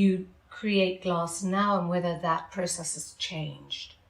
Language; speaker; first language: English; native; English